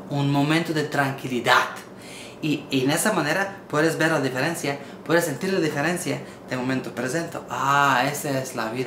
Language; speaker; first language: Spanish; non-native, learner; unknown